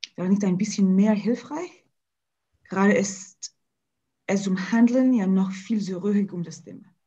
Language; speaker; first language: German; non-native, learner; English